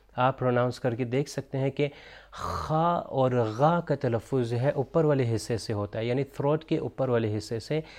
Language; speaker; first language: Urdu; native; Urdu